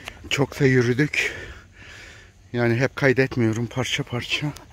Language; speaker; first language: Turkish; native; Turkish